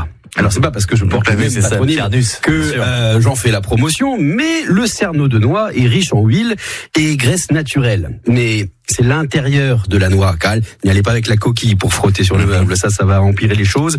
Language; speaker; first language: French; native; French